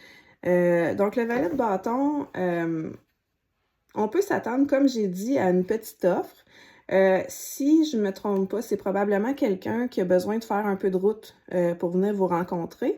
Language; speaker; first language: French; native; French